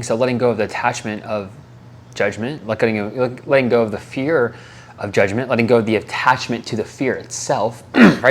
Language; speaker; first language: English; native; English